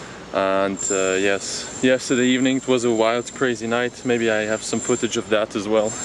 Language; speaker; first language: English; non-native, fluent; Portuguese